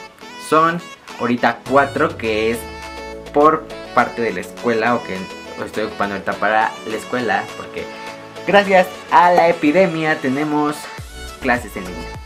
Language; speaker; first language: Spanish; native; Spanish